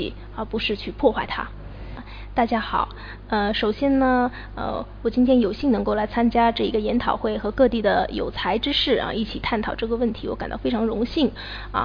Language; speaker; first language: Chinese; native; Chinese